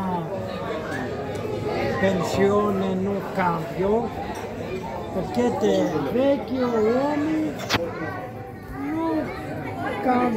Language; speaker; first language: Italian; non-native, learner; Filipino